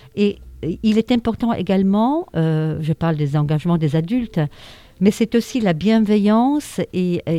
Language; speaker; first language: French; non-native, fluent; Polish